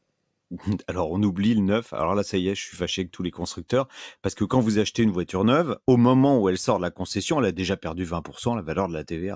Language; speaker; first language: French; native; French